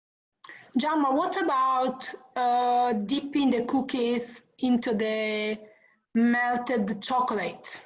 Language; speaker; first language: English; non-native, learner; Italian